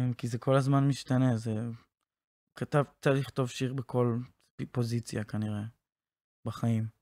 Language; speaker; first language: Hebrew; native; Hebrew